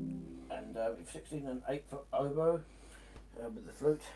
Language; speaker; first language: English; native; English